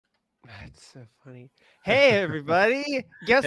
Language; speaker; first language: English; native; English